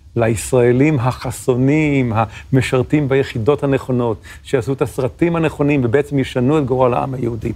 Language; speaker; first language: Hebrew; native; Hebrew